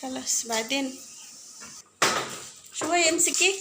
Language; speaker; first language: Arabic; non-native, learner; Bangla